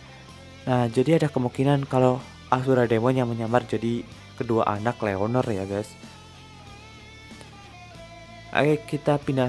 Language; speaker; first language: Indonesian; native; Indonesian